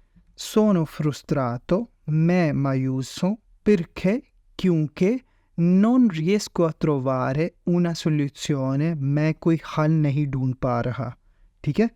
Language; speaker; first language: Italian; non-native, fluent; Urdu